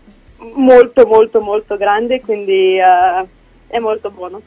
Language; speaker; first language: Italian; non-native, learner; Slovenian